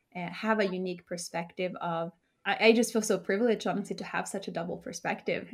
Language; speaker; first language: English; early bilingual, heritage; Spanish